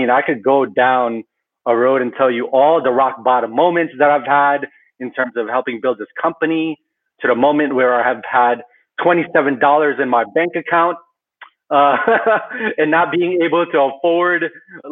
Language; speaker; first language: English; early bilingual, other home language; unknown